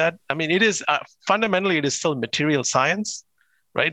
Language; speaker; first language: English; non-native, local second language; Tamil